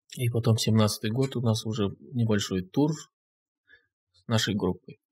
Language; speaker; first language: Russian; non-native, local second language; Kazakh